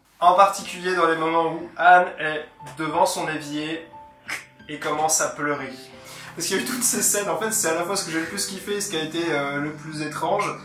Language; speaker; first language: French; native; French